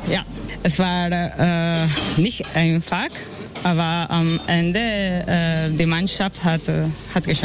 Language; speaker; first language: German; non-native, learner; Spanish